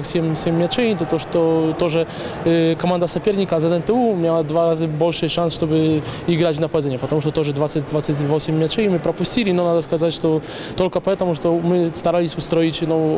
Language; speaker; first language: Russian; non-native, fluent; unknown